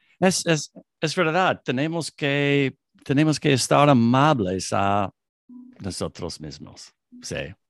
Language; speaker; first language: Spanish; non-native, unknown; English